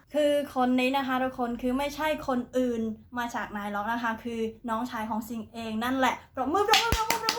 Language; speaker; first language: Thai; non-native, fluent; Khmer